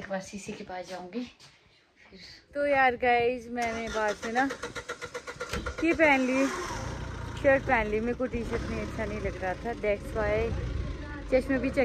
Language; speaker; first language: Hindi; native; Hindi